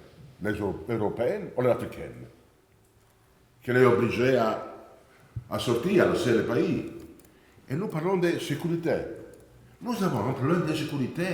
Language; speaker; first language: French; non-native, fluent; Italian